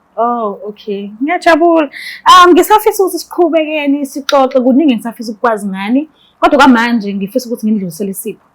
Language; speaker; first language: Zulu; native; Zulu